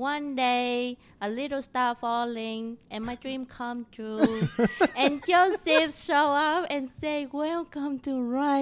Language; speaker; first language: English; non-native, learner; Vietnamese